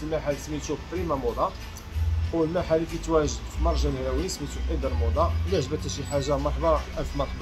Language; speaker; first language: Arabic; native; Arabic